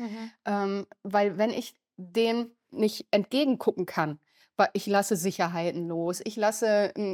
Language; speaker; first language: German; native; German